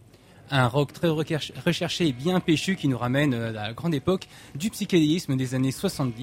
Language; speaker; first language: French; native; French